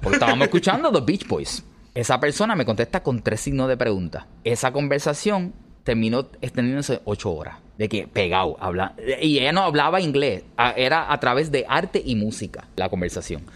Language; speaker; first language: Spanish; native; Spanish